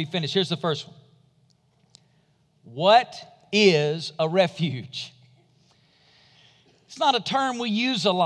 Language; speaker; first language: English; native; English